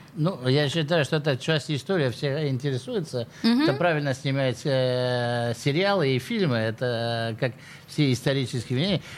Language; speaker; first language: Russian; early bilingual, heritage; Russian